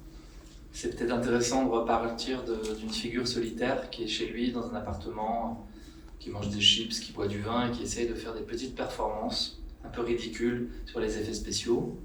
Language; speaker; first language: French; native; French